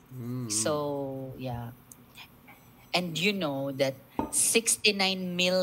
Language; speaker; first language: English; non-native, local second language; Filipino